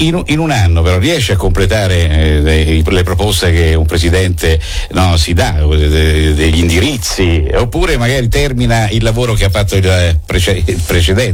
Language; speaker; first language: Italian; native; Italian